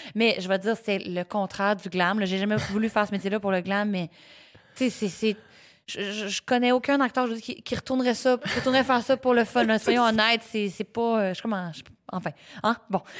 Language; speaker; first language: French; native; French